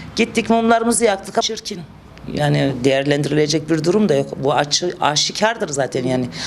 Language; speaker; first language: Turkish; native; Turkish